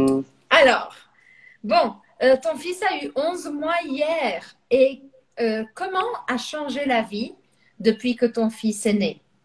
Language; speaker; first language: French; non-native, fluent; Portuguese